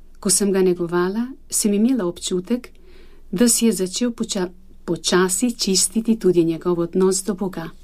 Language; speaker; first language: Slovenian; non-native, fluent; Albanian